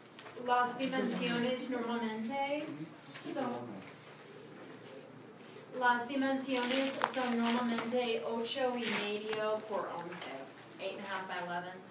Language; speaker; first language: Spanish; non-native, fluent; English